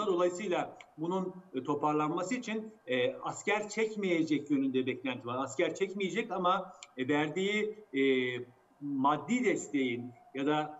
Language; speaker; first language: Turkish; native; Turkish